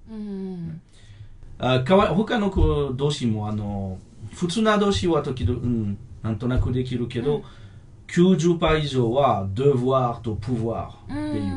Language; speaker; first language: Japanese; non-native, fluent; French